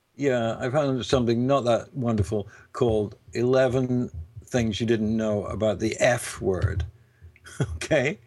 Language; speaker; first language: English; native; English